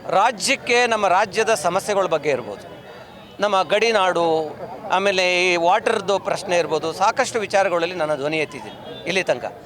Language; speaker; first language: Kannada; native; Kannada